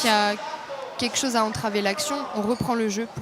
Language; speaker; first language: French; native; French